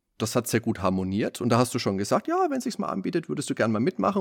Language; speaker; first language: German; native; German